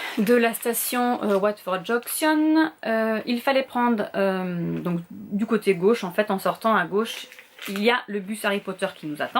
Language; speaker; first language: French; native; French